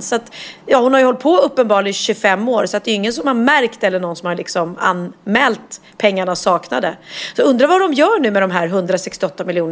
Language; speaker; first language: Swedish; native; Swedish